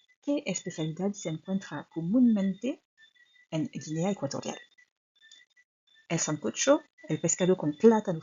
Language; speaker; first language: Spanish; non-native, fluent; French